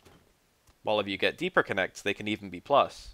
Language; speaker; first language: English; native; English